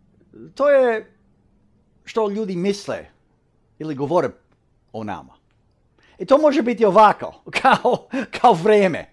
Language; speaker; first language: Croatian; early bilingual, heritage; English